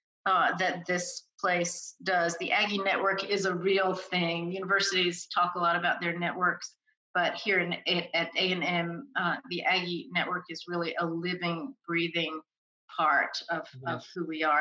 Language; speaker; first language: English; native; English